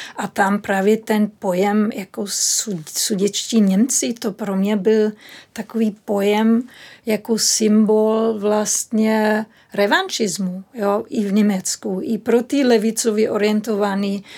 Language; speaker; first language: Czech; non-native, fluent; German